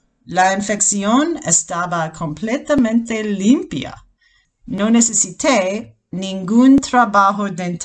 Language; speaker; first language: Spanish; non-native, fluent; English